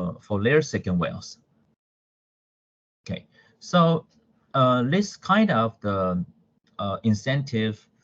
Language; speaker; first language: English; non-native, fluent; Chinese